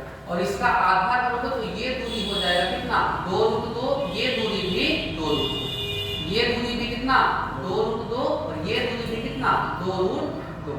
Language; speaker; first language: Hindi; native; Hindi